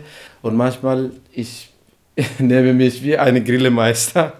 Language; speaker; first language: German; non-native, learner; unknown